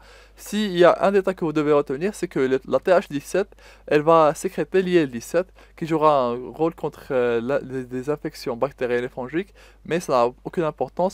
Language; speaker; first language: French; non-native, local second language; Arabic